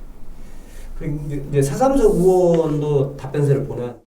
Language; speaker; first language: Korean; native; Korean